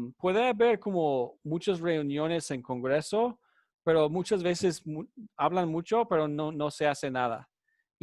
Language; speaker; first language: Spanish; non-native, fluent; English